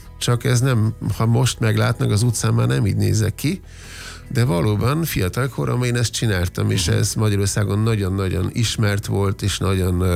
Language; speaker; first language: Hungarian; non-native, fluent; German